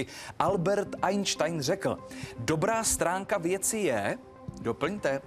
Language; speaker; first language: Czech; native; Czech